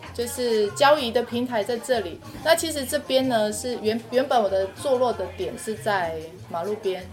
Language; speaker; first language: Chinese; non-native, local second language; Amis